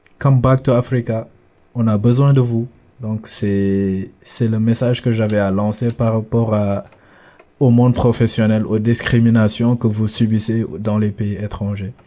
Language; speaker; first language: French; non-native, local second language; Wolof